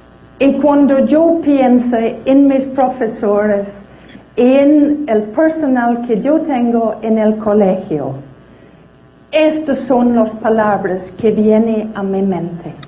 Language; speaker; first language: Spanish; non-native, fluent; English